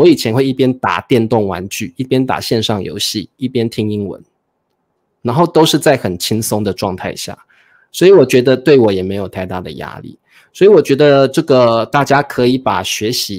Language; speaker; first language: Chinese; native; Chinese